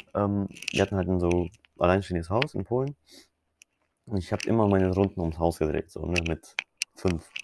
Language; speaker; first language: German; early bilingual, other home language; Polish